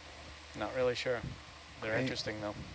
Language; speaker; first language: English; native; English